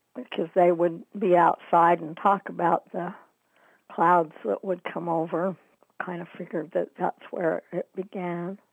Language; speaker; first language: English; native; English